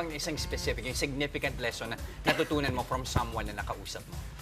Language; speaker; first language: Filipino; native; Filipino